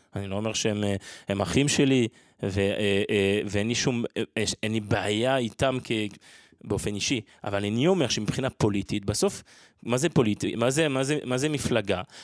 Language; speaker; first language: Hebrew; non-native, fluent; French